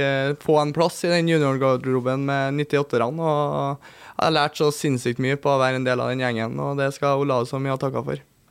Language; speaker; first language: Norwegian; native; Norwegian